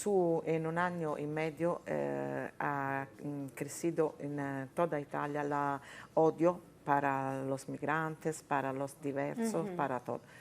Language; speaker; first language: Spanish; non-native, fluent; Italian